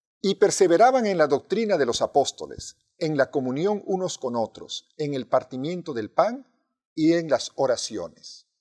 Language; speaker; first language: Spanish; native; Spanish